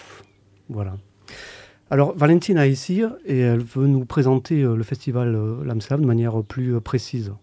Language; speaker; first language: French; native; French